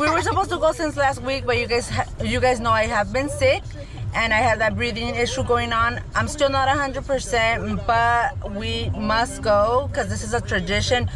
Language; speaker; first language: English; early bilingual, other home language; Spanish